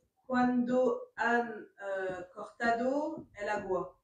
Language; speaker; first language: Spanish; non-native, learner; French